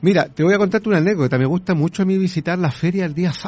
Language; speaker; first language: Spanish; native; Spanish